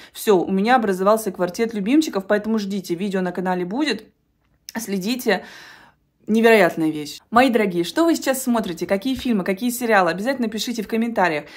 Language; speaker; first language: Russian; native; Russian